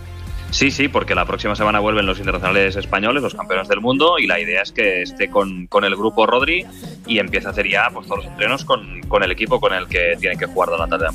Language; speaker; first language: Spanish; non-native, local second language; Catalan